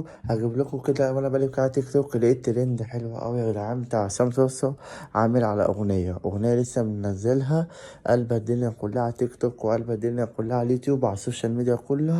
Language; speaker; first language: Arabic; native; Arabic